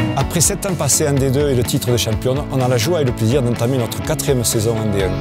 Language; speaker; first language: French; native; French